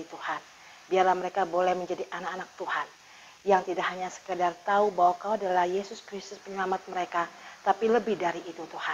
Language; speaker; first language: Indonesian; native; Indonesian